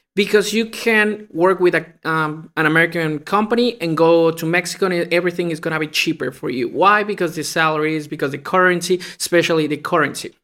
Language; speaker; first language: English; non-native, fluent; Spanish